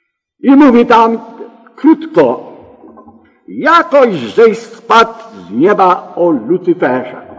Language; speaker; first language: Polish; native; Polish